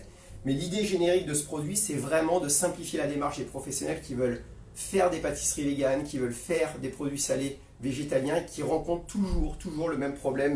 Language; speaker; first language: French; native; French